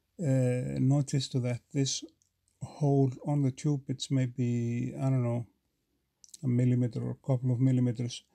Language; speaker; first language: English; non-native, fluent; Icelandic